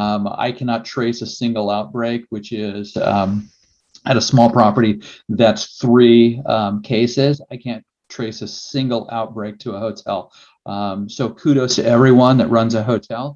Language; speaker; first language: English; native; English